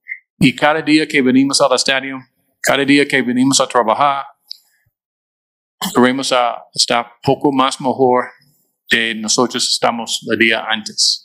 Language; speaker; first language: Spanish; non-native, fluent; English